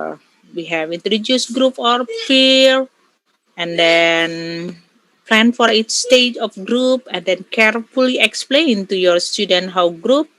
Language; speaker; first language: English; non-native, learner; Indonesian